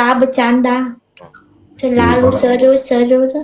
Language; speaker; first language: Indonesian; non-native, learner; Vietnamese